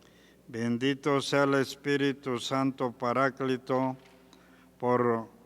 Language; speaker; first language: Spanish; native; Spanish